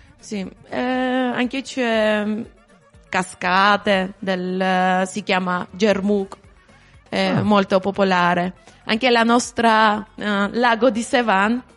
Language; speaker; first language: Italian; non-native, learner; Armenian